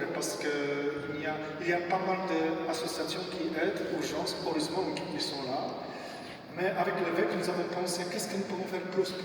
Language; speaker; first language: French; non-native, learner; Polish